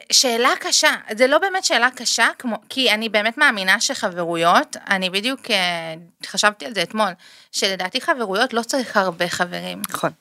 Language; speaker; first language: Hebrew; early bilingual, other home language; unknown